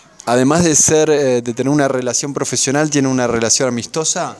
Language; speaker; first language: Spanish; native; Spanish